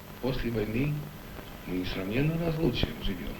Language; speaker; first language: Russian; native; Russian